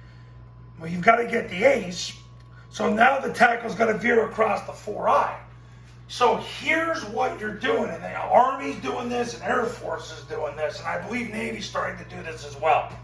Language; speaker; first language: English; native; English